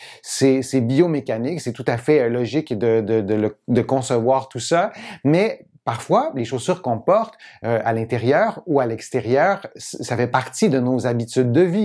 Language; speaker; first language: French; native; French